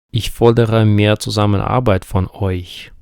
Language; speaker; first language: German; non-native, fluent; Ukrainian